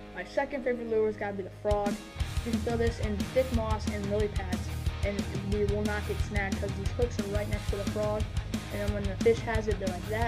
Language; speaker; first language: English; native; English